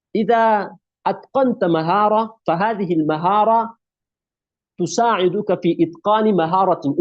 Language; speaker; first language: Arabic; non-native, fluent; Urdu